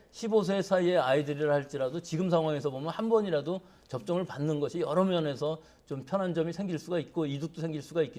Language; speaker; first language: Korean; native; Korean